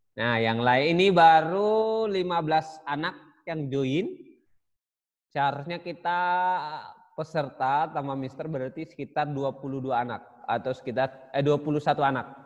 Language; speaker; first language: Indonesian; native; Indonesian